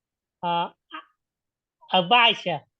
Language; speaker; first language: English; non-native, learner; Vietnamese